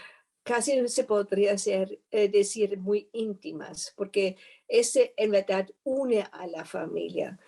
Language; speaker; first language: Spanish; non-native, fluent; German